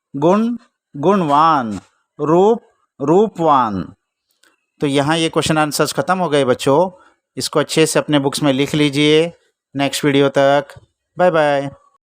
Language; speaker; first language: Hindi; non-native, local second language; Marathi